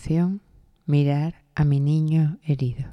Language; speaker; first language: Spanish; native; Spanish